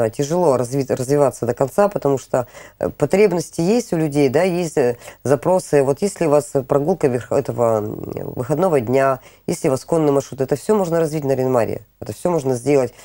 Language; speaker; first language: Russian; native; Russian